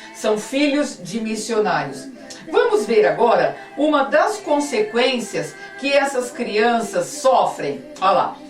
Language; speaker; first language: Portuguese; native; Portuguese